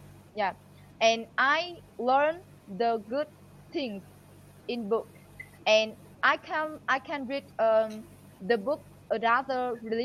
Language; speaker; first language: English; non-native, learner; Vietnamese